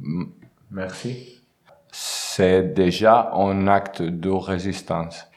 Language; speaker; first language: French; non-native, learner; Spanish